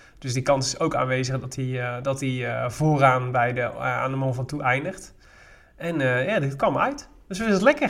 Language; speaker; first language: Dutch; native; Dutch